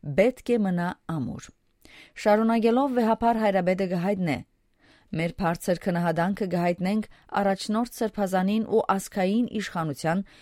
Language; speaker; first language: Armenian; early bilingual, heritage; Armenian